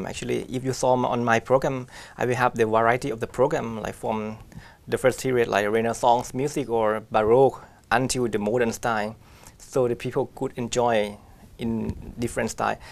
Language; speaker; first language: English; non-native, fluent; Thai